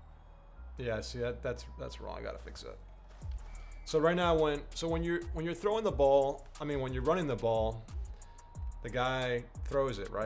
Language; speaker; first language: English; native; English